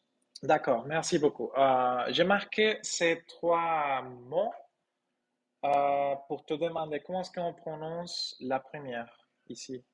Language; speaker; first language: French; non-native, fluent; Spanish